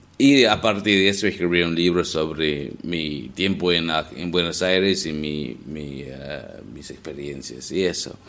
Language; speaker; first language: Spanish; non-native, fluent; English